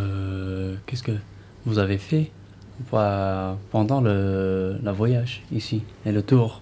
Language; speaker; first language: French; non-native, learner; English